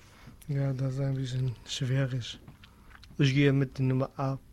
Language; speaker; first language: German; non-native, learner; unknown